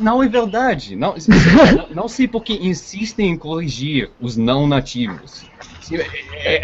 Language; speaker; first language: Portuguese; non-native, fluent; English